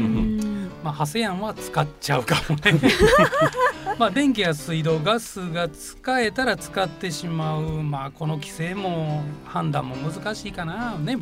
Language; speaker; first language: Japanese; native; Japanese